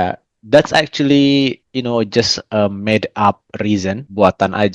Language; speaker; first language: English; non-native, fluent; Indonesian